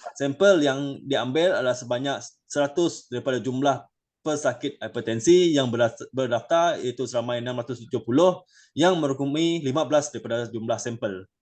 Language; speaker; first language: Malay; non-native, local second language; Iban